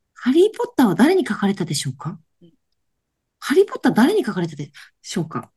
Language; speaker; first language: Japanese; native; Japanese